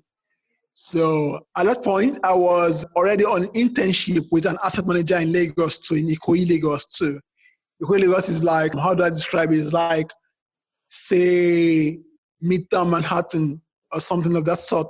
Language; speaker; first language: English; non-native, local second language; Yoruba